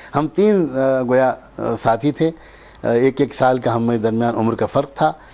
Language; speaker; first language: Urdu; native; Urdu